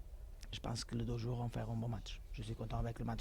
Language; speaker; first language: French; non-native, learner; Portuguese